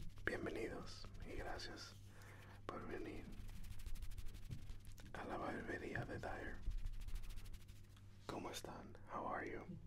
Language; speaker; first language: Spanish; early bilingual, heritage; Spanish